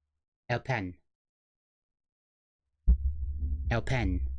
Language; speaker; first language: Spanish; non-native, learner; English